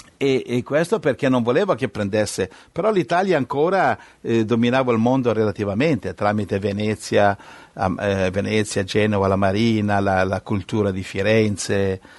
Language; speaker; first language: Italian; native; Italian